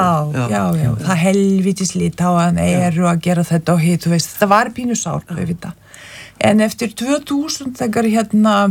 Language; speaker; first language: Icelandic; non-native, fluent; Lithuanian